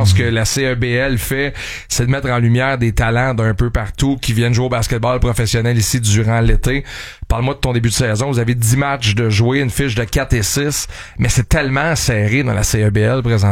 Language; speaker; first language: French; native; French